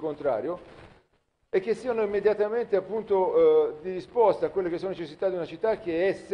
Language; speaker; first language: Italian; native; Italian